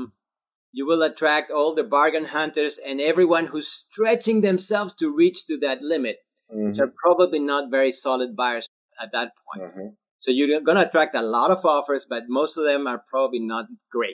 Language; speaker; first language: English; non-native, fluent; Spanish